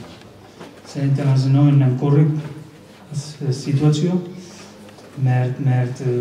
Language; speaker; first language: Hungarian; non-native, learner; Spanish